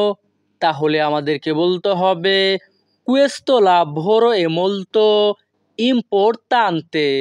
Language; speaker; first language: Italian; non-native, fluent; Bangla